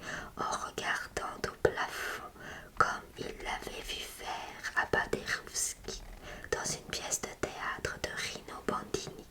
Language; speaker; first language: French; native; French